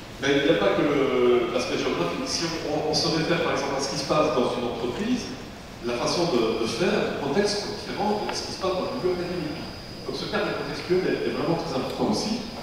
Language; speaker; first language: French; native; French